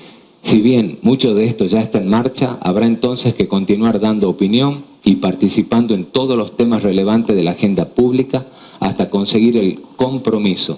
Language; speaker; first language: Spanish; native; Spanish